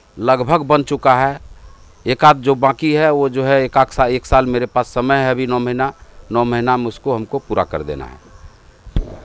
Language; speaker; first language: Hindi; native; Hindi